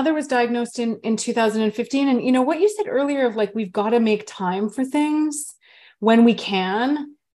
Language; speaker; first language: English; native; English